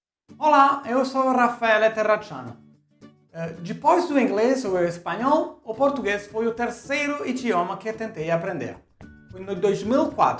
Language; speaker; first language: Portuguese; non-native, fluent; Italian